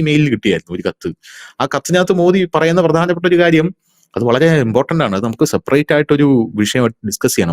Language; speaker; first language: Malayalam; native; Malayalam